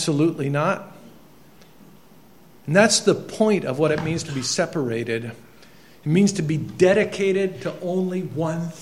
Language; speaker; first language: English; native; English